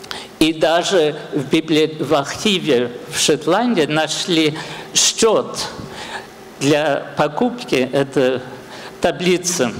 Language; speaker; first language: Russian; non-native, fluent; English